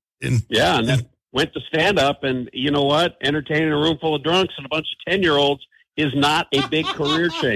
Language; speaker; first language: English; native; English